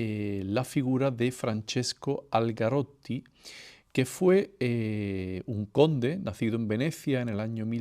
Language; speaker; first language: Spanish; native; Spanish